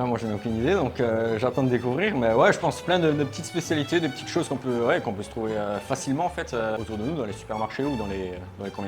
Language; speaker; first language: French; native; French